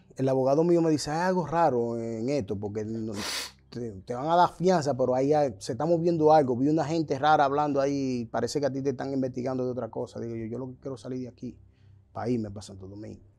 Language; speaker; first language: Spanish; native; Spanish